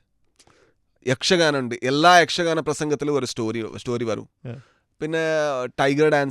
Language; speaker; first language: Malayalam; non-native, learner; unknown